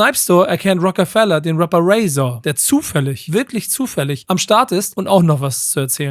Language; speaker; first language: German; native; German